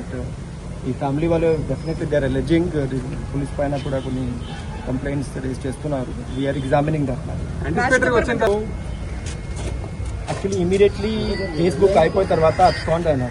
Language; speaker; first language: Telugu; non-native, local second language; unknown